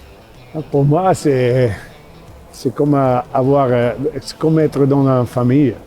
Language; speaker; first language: French; non-native, fluent; Italian